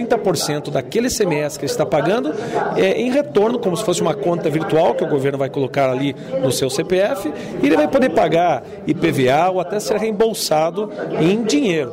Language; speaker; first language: Portuguese; native; Portuguese